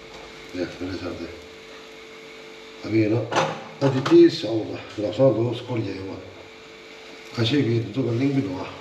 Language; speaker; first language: Hindi; non-native, local second language; Tibetan